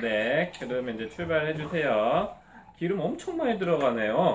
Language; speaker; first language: Korean; native; Korean